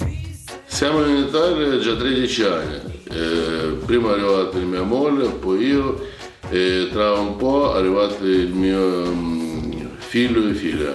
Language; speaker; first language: Italian; non-native, learner; Ukrainian